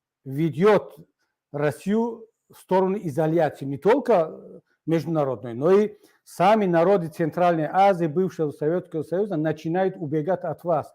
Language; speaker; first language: Russian; non-native, local second language; Tajik